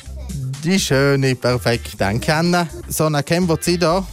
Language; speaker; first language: German; native; German